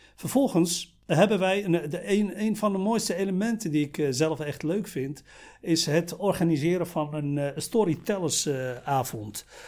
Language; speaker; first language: Dutch; non-native, fluent; Arabic